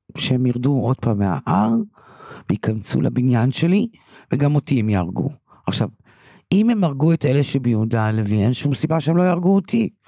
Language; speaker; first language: Hebrew; early bilingual, other home language; English